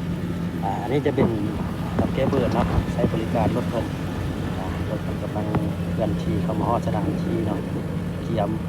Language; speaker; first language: Thai; non-native, local second language; Northeastern Thai